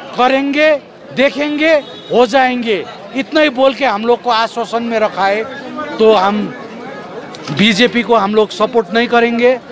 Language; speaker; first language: Hindi; non-native, local second language; Nepali